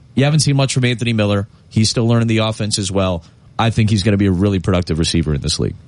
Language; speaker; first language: English; native; English